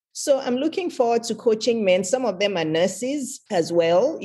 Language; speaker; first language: English; non-native, local second language; Yoruba